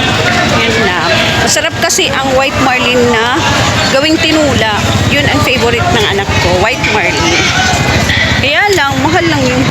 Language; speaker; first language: Filipino; non-native, local second language; Waray